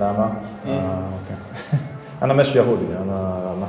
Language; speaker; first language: Arabic; non-native, learner; English